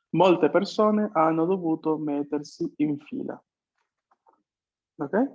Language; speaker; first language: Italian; non-native, fluent; Spanish